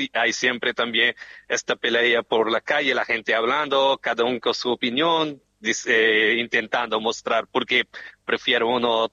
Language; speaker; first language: Spanish; non-native, fluent; Portuguese